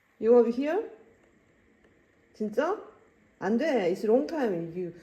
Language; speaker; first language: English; non-native, learner; Korean